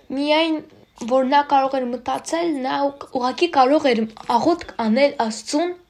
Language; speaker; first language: Armenian; non-native, local second language; Russian